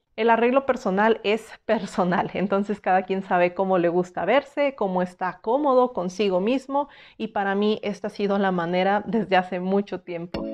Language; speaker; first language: Spanish; native; Spanish